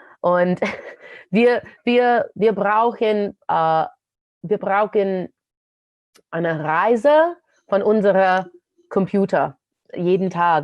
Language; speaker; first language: German; non-native, fluent; English